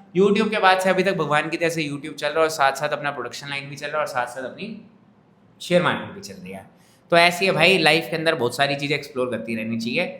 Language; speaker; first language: Hindi; native; Hindi